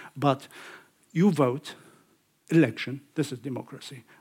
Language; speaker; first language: English; non-native, fluent; Arabic